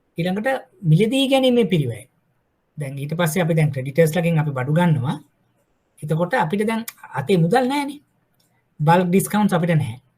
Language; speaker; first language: Sinhala; native; Sinhala